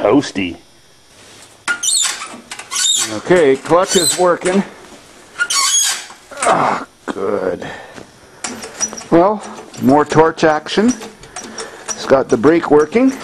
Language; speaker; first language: English; native; English